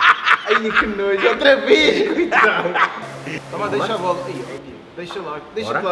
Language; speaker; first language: Portuguese; native; Portuguese